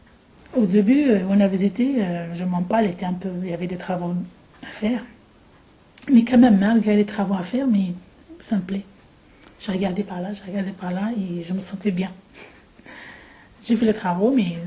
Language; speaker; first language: French; non-native, local second language; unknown